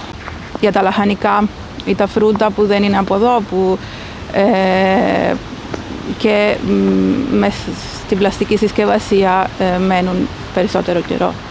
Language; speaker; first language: Greek; early bilingual, heritage; Greek